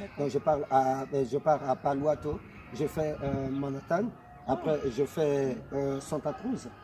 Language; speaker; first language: French; non-native, local second language; Lingala